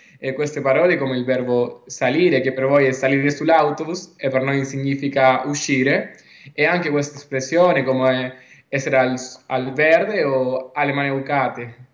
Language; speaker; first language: Italian; non-native, learner; Spanish